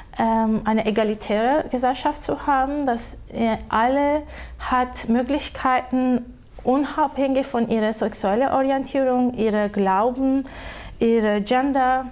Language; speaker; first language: German; non-native, fluent; Turkish